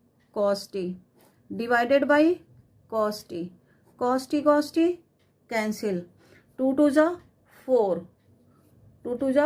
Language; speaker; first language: Hindi; native; Hindi